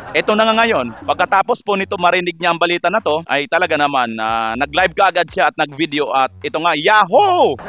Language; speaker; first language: Filipino; native; Filipino